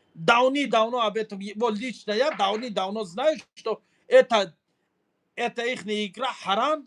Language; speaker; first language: Russian; non-native, learner; Tajik